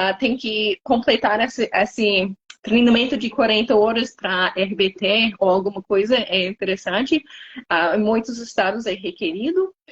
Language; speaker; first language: Portuguese; non-native, fluent; English